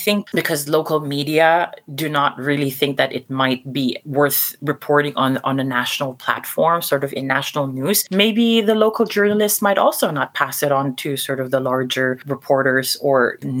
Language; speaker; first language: English; non-native, local second language; Cebuano